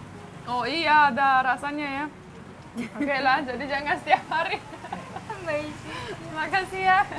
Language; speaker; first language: Indonesian; non-native, fluent; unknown